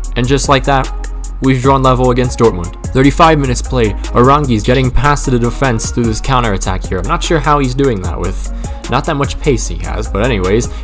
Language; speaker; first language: English; native; English